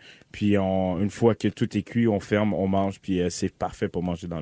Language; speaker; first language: French; native; French